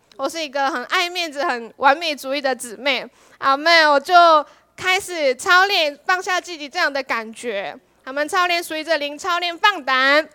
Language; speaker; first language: Chinese; non-native, fluent; Korean